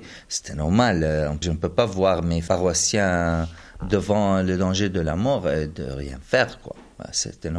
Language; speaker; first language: French; non-native, fluent; Arabic